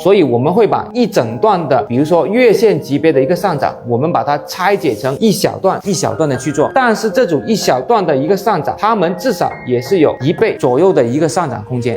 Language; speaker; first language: Chinese; native; Chinese